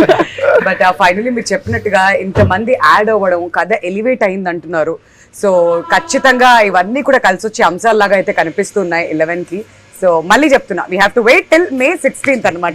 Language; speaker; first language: Telugu; native; Telugu